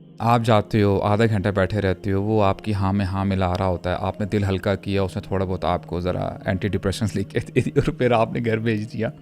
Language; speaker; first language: Urdu; native; Urdu